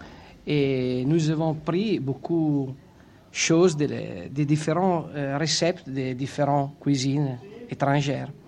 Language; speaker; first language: French; non-native, fluent; Italian